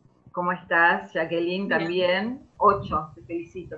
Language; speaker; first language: Spanish; native; Spanish